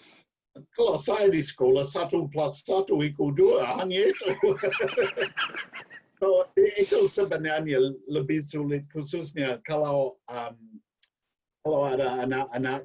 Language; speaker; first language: Indonesian; non-native, learner; English